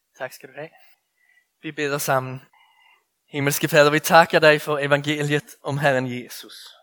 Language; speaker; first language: Danish; native; Danish